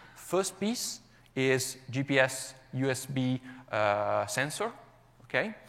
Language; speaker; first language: English; non-native, fluent; Italian